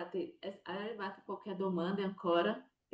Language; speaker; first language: Italian; non-native, fluent; Portuguese